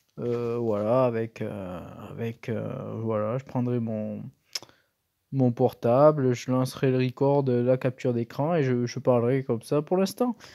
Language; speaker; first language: French; native; French